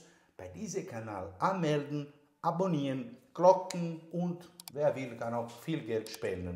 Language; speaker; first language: German; non-native, learner; Italian